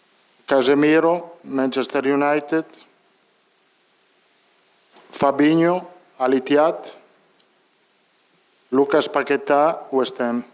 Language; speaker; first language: Portuguese; non-native, learner; Italian